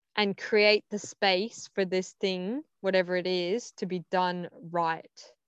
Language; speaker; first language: English; native; English